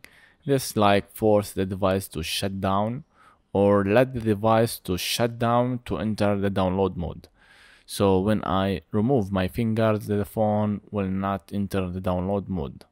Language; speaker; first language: English; non-native, fluent; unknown